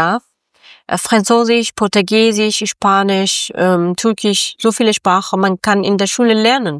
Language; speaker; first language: German; non-native, learner; Persian